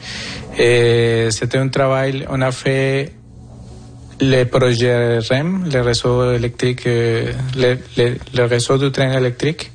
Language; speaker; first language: French; non-native, fluent; Spanish